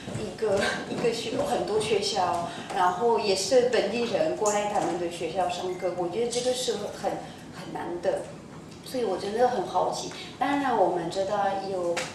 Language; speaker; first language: Chinese; non-native, fluent; French